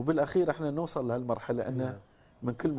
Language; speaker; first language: Arabic; native; Arabic